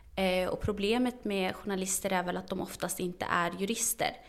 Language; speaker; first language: Swedish; early bilingual, other home language; Arabic